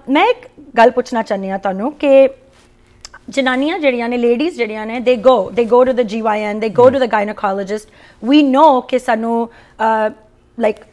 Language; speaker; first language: Punjabi; early bilingual, heritage; Punjabi